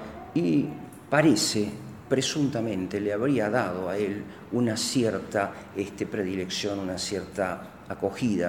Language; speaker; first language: Spanish; native; Spanish